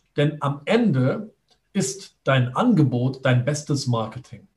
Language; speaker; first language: German; native; German